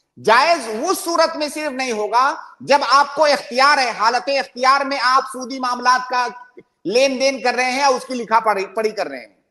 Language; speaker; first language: Urdu; native; Urdu